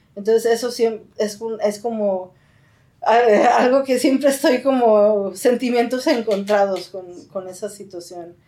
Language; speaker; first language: Spanish; native; Spanish